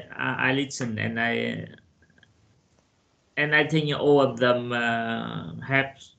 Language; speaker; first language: English; non-native, learner; Vietnamese